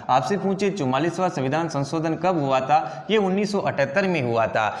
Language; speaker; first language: Hindi; native; Hindi